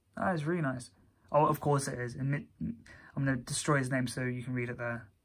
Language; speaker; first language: English; native; English